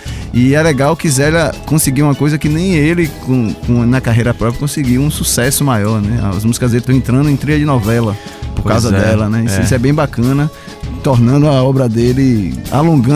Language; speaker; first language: Portuguese; native; Portuguese